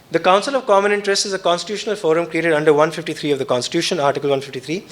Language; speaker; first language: English; non-native, local second language; Urdu